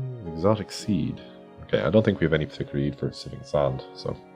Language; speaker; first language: English; native; English